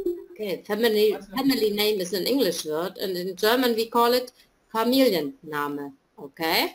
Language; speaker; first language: English; non-native, fluent; German